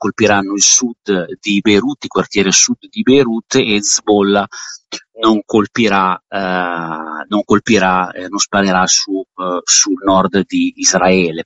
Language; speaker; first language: Italian; native; Italian